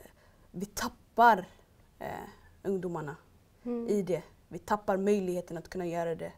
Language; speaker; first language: Swedish; early bilingual, other home language; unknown